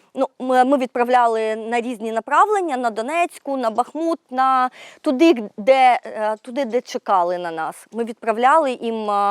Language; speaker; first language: Ukrainian; native; Ukrainian